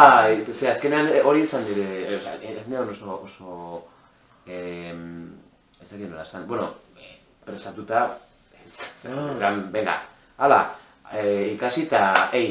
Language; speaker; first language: Basque; non-native, local second language; Spanish